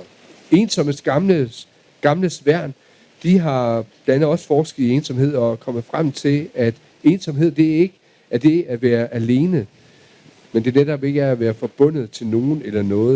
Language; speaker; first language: Danish; native; Danish